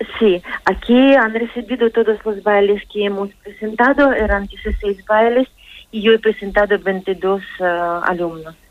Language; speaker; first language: Spanish; non-native, fluent; Russian